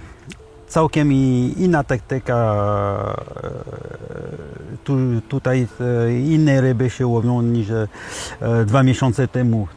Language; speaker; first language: Polish; early bilingual, heritage; French